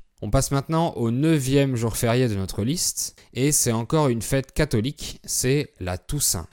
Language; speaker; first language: French; native; French